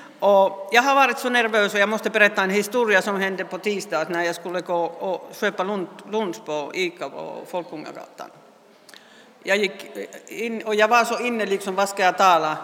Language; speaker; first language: Swedish; non-native, fluent; Finnish